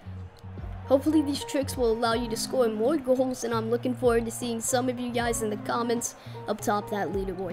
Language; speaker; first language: English; native; English